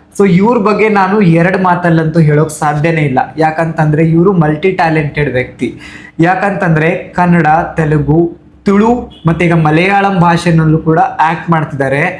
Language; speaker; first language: Kannada; native; Kannada